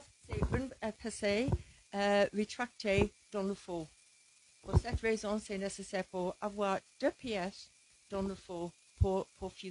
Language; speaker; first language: French; non-native, learner; English